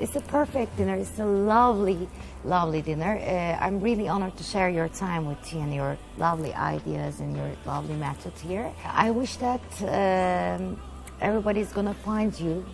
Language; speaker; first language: English; non-native, fluent; Turkish